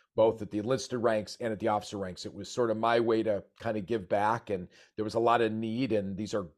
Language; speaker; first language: English; native; English